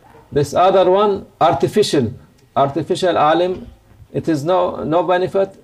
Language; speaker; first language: English; non-native, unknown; Turkish